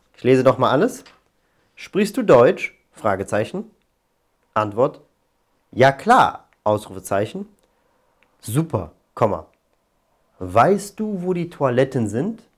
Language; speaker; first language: German; non-native, fluent; Arabic